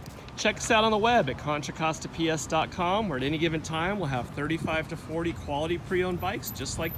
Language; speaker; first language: English; native; English